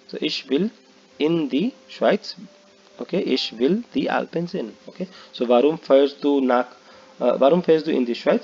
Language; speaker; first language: German; non-native, learner; Hindi